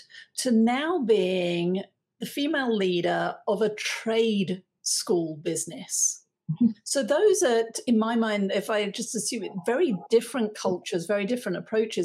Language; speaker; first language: English; native; English